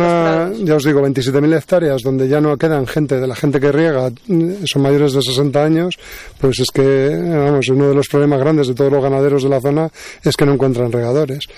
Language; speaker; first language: Spanish; native; Spanish